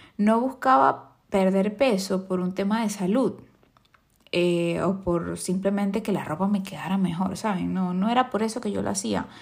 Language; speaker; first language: Spanish; native; Spanish